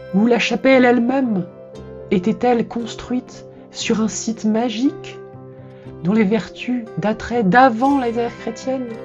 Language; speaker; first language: French; native; French